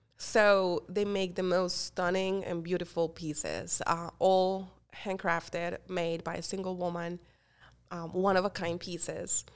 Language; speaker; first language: English; non-native, fluent; Spanish